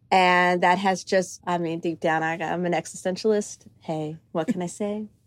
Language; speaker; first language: English; early bilingual, other home language; Greek